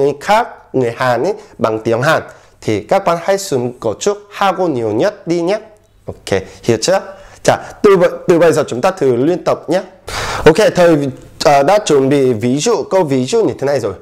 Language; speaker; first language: Vietnamese; non-native, fluent; Korean